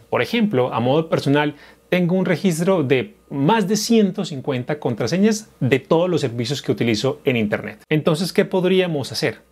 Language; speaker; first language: Spanish; native; Spanish